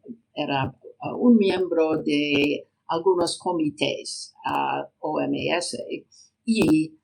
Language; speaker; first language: Spanish; non-native, learner; English